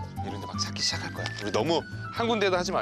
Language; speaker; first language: Korean; native; Korean